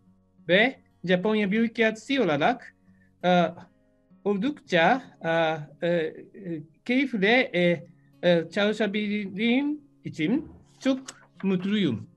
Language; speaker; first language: Turkish; non-native, learner; Japanese